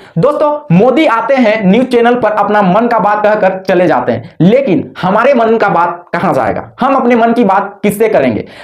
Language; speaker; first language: Hindi; native; Hindi